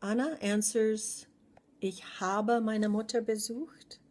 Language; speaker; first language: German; non-native, fluent; English